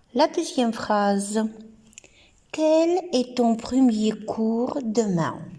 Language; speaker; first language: French; non-native, fluent; Ukrainian